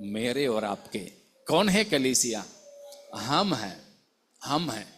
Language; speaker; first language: Hindi; non-native, local second language; Malayalam